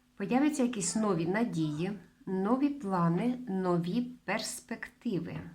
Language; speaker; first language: Ukrainian; non-native, local second language; Russian